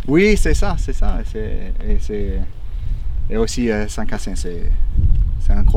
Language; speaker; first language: French; non-native, learner; English